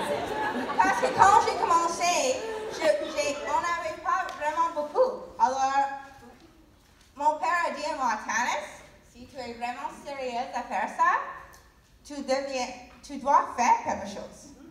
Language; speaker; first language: French; non-native, learner; English